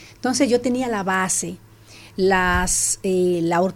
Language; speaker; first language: Spanish; native; Spanish